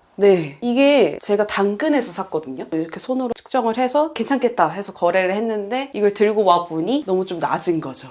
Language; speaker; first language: Korean; native; Korean